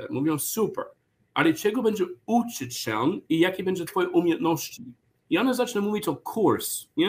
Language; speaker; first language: Polish; non-native, learner; English